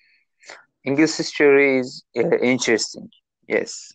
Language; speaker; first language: English; non-native, learner; Turkish